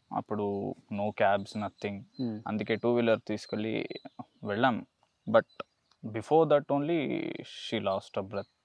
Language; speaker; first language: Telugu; non-native, learner; Kannada